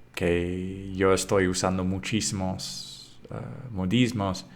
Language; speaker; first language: Spanish; non-native, fluent; English